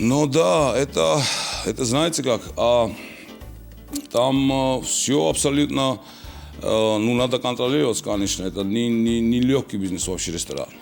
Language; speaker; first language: Russian; non-native, local second language; Georgian